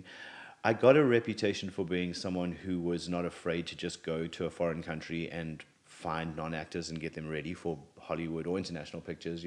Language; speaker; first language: English; native; English